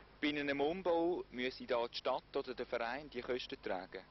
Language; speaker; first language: German; native; German